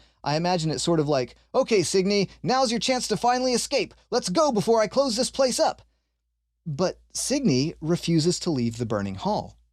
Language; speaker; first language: English; native; English